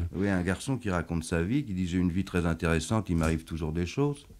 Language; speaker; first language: French; native; French